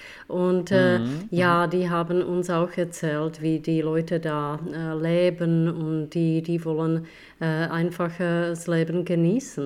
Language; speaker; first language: German; non-native, fluent; Czech